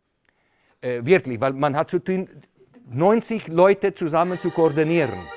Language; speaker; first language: German; non-native, fluent; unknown